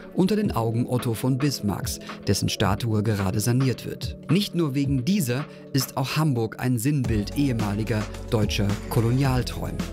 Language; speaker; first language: German; native; German